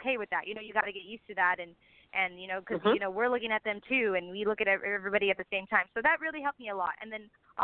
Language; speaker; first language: English; native; English